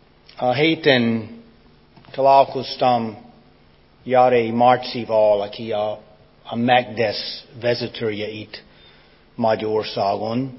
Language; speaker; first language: Hungarian; non-native, fluent; English